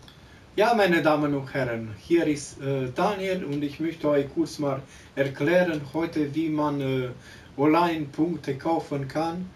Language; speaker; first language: German; non-native, local second language; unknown